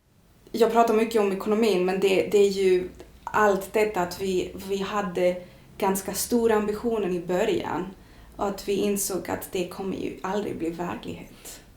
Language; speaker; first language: Swedish; non-native, fluent; Greek